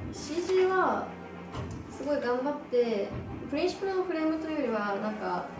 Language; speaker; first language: Japanese; native; Japanese